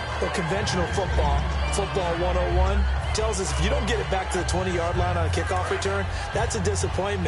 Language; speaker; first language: English; native; English